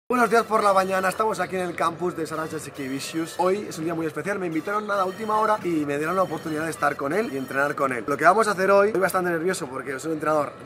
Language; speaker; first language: Spanish; native; Spanish